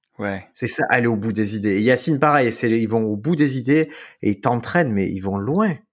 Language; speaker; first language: French; native; French